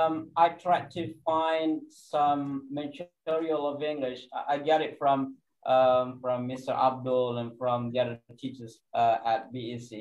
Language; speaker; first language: English; non-native, fluent; Indonesian